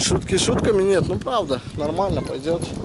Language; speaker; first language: Russian; native; Russian